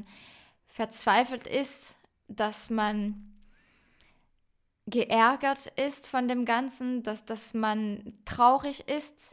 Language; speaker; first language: German; non-native, fluent; French